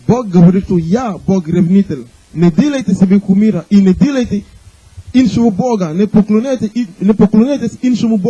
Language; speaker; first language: Russian; non-native, fluent; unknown